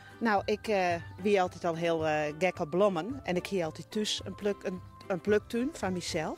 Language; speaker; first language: Dutch; non-native, local second language; Western Frisian